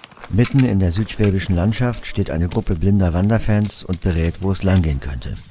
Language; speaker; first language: German; native; German